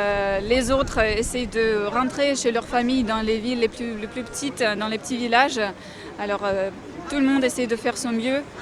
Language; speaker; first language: French; non-native, fluent; Russian